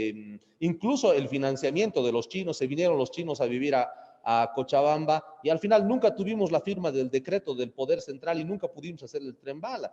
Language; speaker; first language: Spanish; native; Spanish